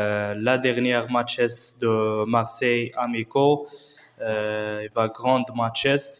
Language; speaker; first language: French; non-native, learner; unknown